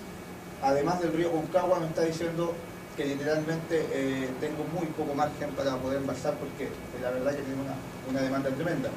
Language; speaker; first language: Spanish; native; Spanish